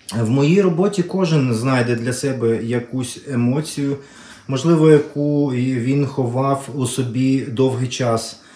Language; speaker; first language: Ukrainian; non-native, local second language; Russian